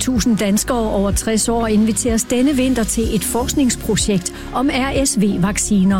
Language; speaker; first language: Danish; native; Danish